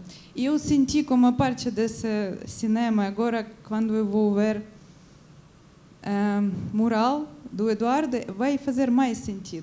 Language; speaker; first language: Portuguese; non-native, learner; Ukrainian